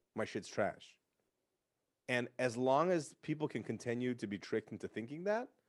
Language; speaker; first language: English; native; English